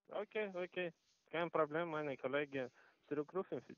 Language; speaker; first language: German; non-native, learner; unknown